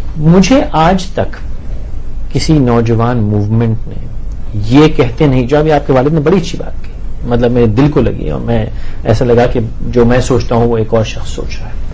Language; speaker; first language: Urdu; native; Urdu